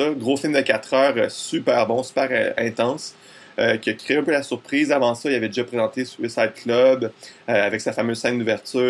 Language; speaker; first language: French; native; French